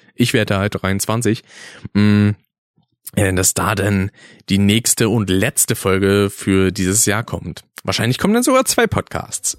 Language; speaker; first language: German; native; German